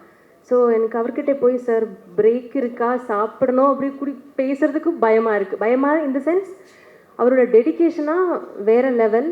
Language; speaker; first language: Tamil; non-native, learner; Malayalam